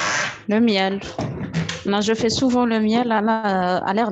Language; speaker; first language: French; non-native, local second language; Arabic